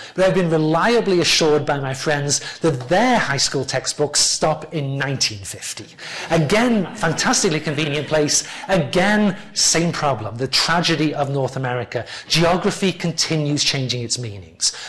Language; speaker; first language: English; native; English